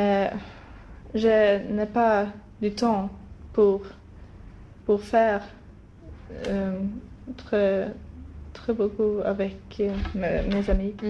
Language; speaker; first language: French; non-native, learner; Swedish